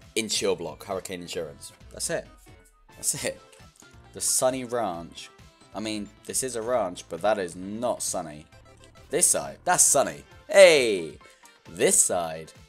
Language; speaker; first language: English; native; English